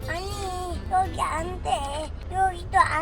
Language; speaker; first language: Korean; early bilingual, heritage; Korean